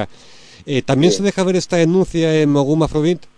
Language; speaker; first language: Spanish; native; Spanish